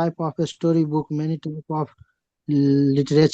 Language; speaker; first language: English; non-native, learner; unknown